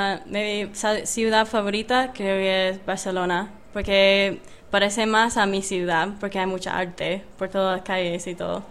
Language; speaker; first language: Spanish; non-native, fluent; English